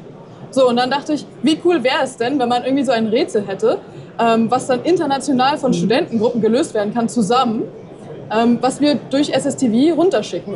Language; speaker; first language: German; native; German